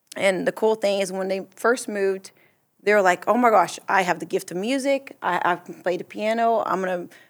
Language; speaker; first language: English; early bilingual, other home language; Portuguese